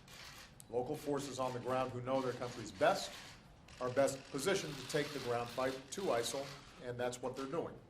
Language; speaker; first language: English; native; English